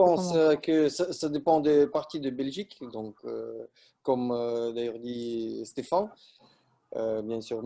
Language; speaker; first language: French; non-native, learner; Russian